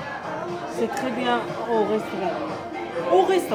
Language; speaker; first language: French; non-native, learner; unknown